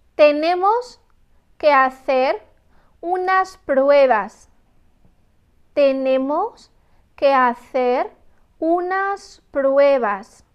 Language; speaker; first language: Spanish; non-native, fluent; Arabic